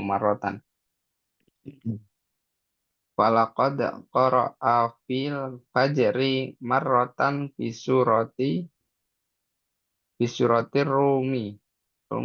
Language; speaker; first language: Arabic; non-native, learner; Indonesian